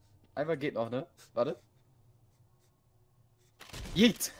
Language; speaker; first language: German; native; German